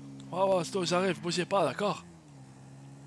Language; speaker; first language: French; native; French